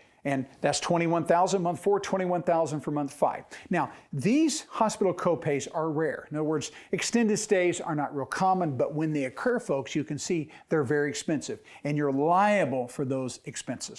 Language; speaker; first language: English; native; English